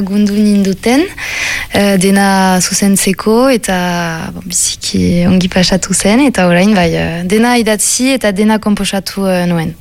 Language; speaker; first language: Basque; non-native, local second language; French